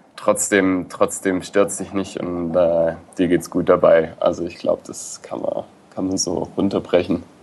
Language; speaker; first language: German; native; German